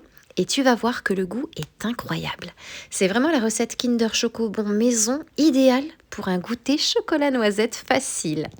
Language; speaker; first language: French; native; French